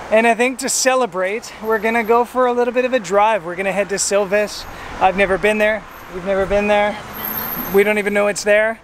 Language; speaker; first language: English; native; English